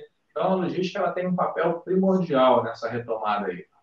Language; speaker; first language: Portuguese; native; Portuguese